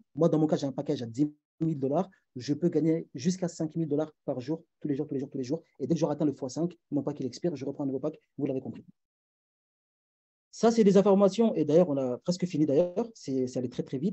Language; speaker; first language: French; native; French